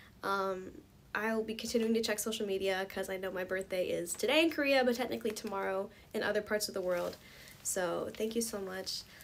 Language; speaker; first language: English; early bilingual, other home language; Korean